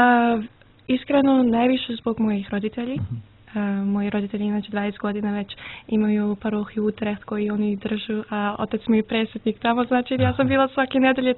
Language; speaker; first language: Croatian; early bilingual, heritage; Serbian